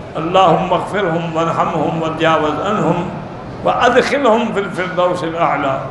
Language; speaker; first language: Urdu; early bilingual, heritage; Urdu